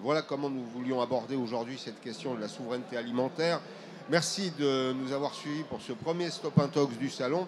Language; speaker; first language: French; native; French